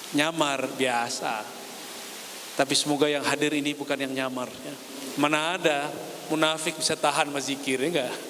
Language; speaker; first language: Indonesian; native; Indonesian